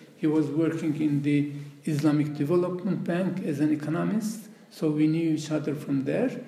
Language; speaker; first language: English; non-native, fluent; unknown